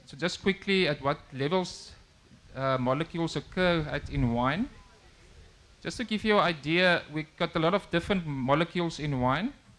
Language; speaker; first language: English; non-native, local second language; Afrikaans